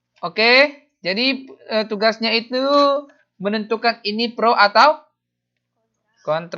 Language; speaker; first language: Indonesian; native; Indonesian